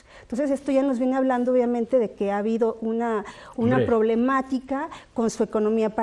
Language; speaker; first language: Spanish; native; Spanish